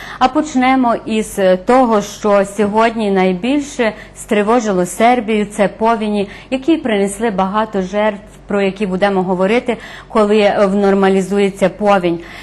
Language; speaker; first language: Ukrainian; early bilingual, heritage; Ukrainian